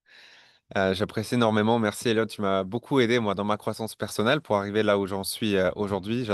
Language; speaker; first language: French; native; French